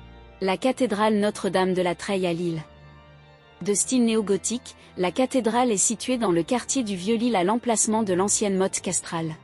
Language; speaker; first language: French; native; French